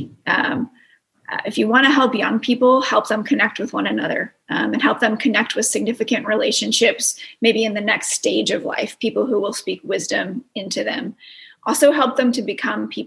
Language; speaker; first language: English; native; English